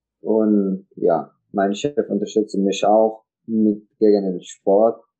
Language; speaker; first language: German; non-native, learner; Tigrinya